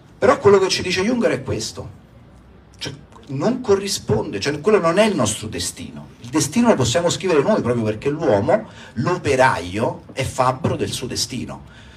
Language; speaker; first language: Italian; native; Italian